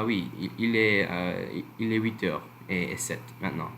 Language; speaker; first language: French; non-native, learner; English